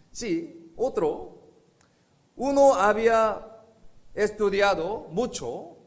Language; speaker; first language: Spanish; non-native, fluent; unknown